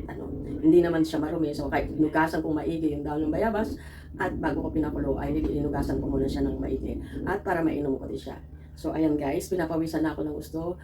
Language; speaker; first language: Filipino; native; Filipino